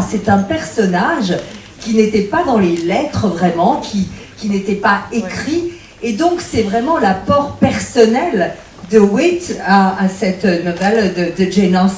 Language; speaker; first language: French; native; French